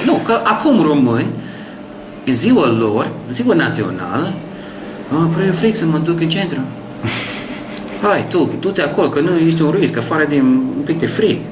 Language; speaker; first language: Romanian; non-native, learner; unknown